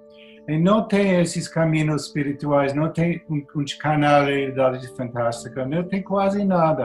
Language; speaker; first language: Portuguese; non-native, learner; English